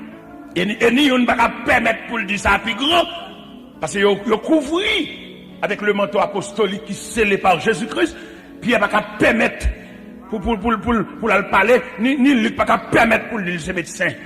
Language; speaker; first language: French; non-native, local second language; Haitian Creole